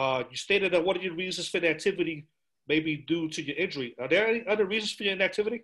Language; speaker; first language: English; early bilingual, other home language; Spanish